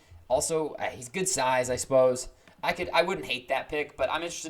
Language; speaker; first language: English; native; English